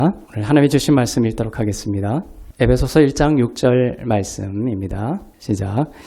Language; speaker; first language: Korean; native; Korean